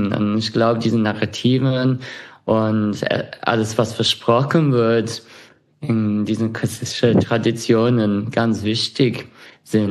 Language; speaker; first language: German; non-native, fluent; English